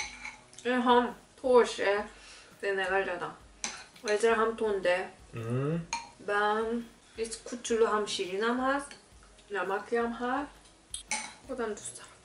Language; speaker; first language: Persian; non-native, learner; Korean